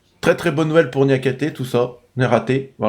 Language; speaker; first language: French; native; French